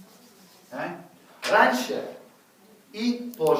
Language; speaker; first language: Russian; non-native, fluent; English